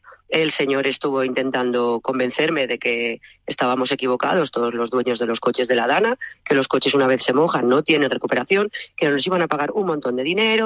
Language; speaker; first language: Spanish; native; Spanish